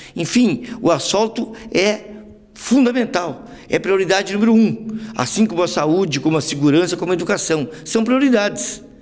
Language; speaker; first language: Portuguese; native; Portuguese